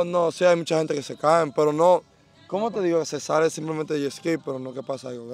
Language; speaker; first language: Spanish; native; Spanish